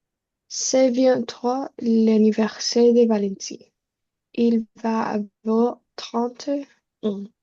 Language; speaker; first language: French; non-native, learner; Spanish